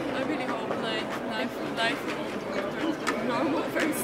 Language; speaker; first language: English; non-native, fluent; Dutch